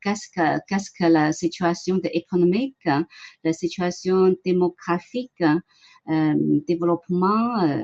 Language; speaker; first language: French; non-native, learner; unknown